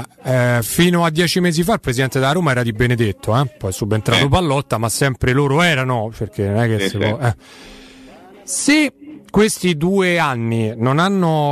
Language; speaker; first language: Italian; native; Italian